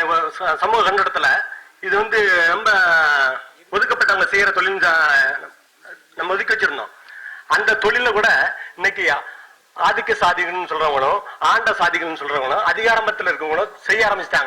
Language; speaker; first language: Tamil; native; Tamil